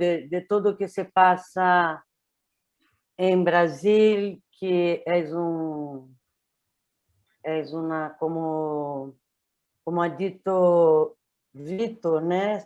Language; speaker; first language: Spanish; non-native, learner; Portuguese